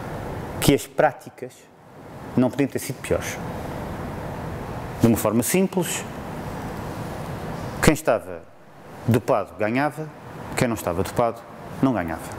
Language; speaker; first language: Portuguese; native; Portuguese